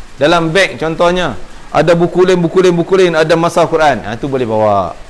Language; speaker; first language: Malay; native; Malay